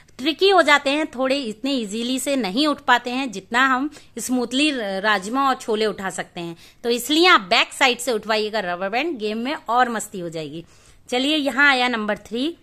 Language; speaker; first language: Hindi; native; Hindi